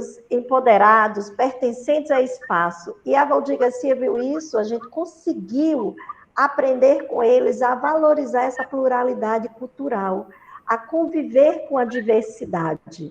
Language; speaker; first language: Portuguese; native; Portuguese